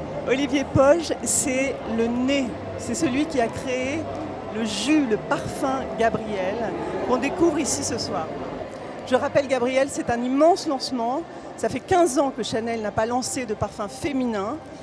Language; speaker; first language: French; native; French